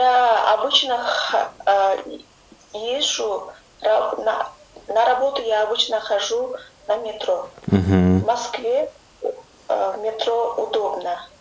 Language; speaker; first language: Russian; non-native, learner; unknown